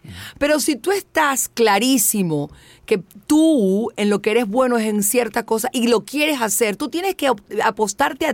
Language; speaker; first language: Spanish; native; Spanish